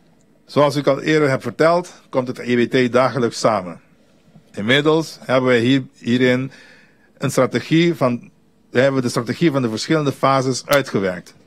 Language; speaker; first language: Dutch; native; Dutch